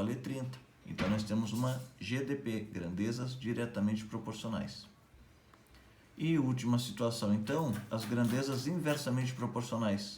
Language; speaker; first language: Portuguese; native; Portuguese